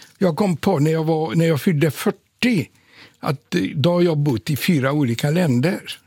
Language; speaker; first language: Swedish; non-native, fluent; Polish